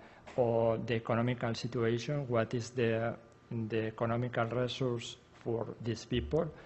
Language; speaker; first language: English; non-native, learner; Spanish